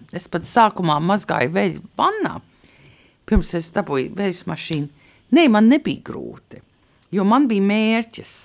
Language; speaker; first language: Latvian; early bilingual, heritage; Latvian